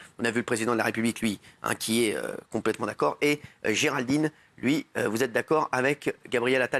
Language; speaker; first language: French; native; French